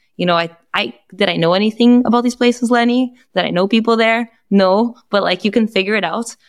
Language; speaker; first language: English; non-native, fluent; Portuguese